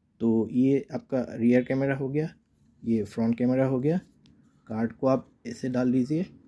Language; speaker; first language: Hindi; non-native, local second language; Assamese